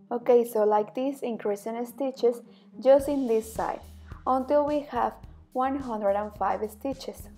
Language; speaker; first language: English; non-native, fluent; Spanish